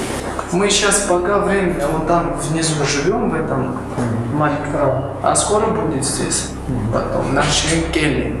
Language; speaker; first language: Russian; non-native, learner; Georgian